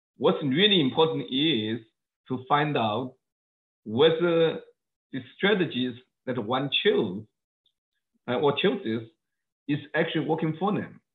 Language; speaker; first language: English; non-native, fluent; Chinese